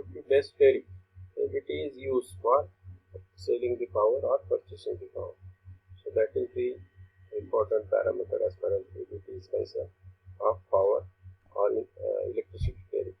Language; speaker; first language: English; non-native, local second language; Marathi